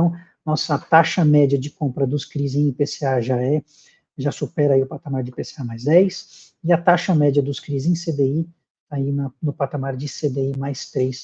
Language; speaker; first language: Portuguese; native; Portuguese